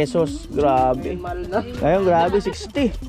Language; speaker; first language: Filipino; native; Filipino